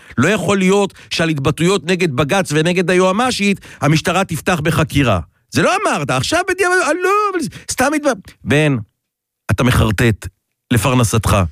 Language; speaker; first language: Hebrew; native; Hebrew